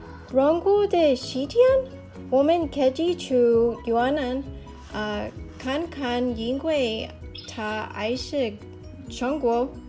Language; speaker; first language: Chinese; non-native, learner; English